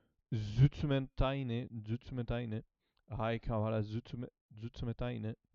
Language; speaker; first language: Japanese; non-native, learner; English